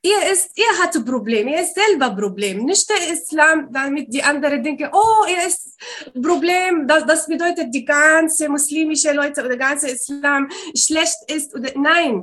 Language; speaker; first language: German; non-native, learner; Arabic